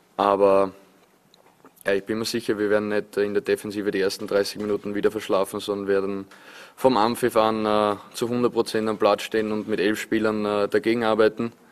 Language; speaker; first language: German; native; German